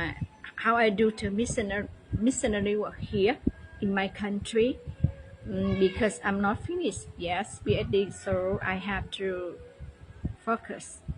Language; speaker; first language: English; non-native, learner; Vietnamese